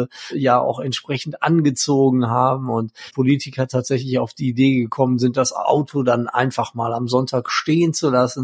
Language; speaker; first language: German; native; German